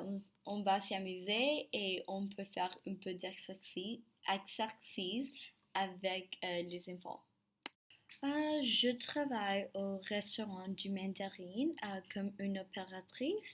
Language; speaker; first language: French; non-native, learner; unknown